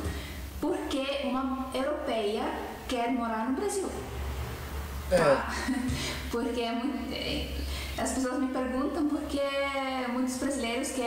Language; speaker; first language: Portuguese; non-native, fluent; Estonian